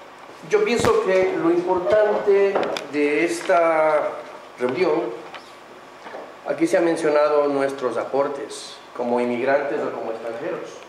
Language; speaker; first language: Spanish; native; Spanish